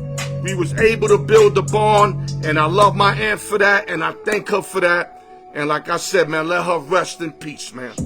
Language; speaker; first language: English; native; English